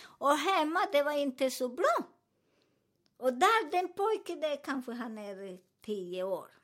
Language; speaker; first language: Swedish; non-native, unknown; Spanish